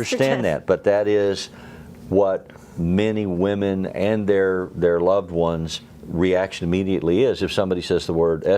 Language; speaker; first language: English; native; English